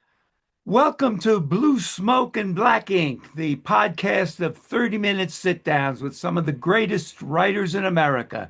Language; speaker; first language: English; native; English